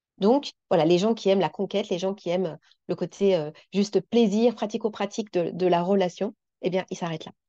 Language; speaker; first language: French; native; French